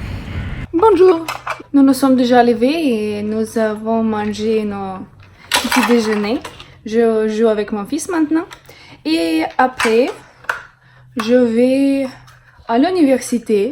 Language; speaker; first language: French; non-native, learner; Russian